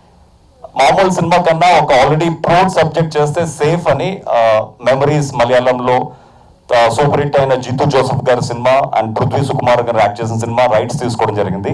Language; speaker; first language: Telugu; native; Telugu